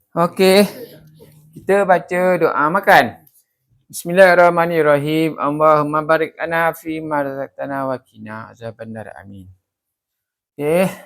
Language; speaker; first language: Malay; native; Malay